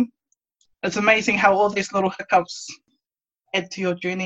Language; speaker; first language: English; native; English